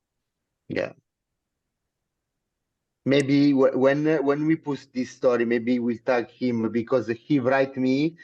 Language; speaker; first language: English; non-native, learner; Italian